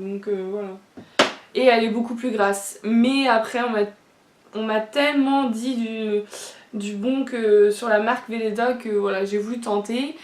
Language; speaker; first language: French; native; French